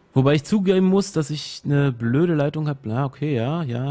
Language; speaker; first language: German; native; German